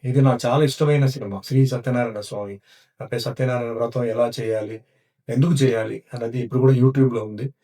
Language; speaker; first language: Telugu; non-native, local second language; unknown